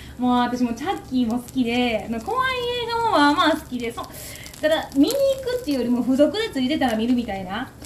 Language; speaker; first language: Japanese; native; Japanese